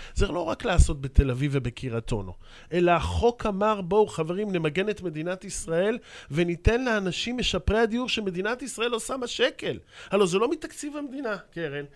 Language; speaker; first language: Hebrew; native; Hebrew